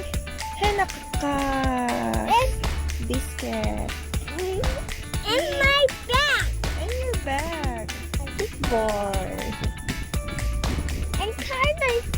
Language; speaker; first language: English; non-native, learner; Filipino